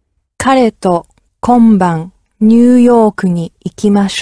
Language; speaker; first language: Japanese; non-native, learner; English